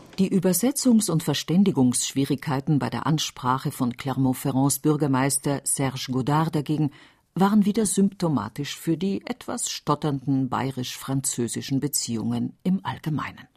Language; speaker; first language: German; native; German